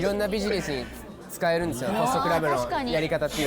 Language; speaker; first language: Japanese; native; Japanese